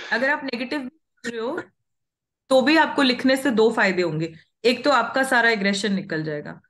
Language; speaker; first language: Hindi; non-native, local second language; Punjabi